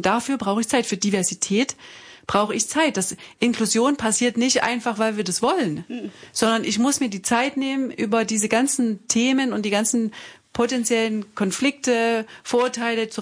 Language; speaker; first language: German; native; German